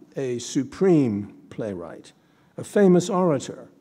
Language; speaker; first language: English; native; English